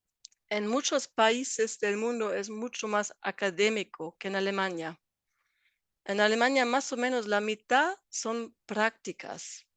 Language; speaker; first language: Spanish; non-native, fluent; German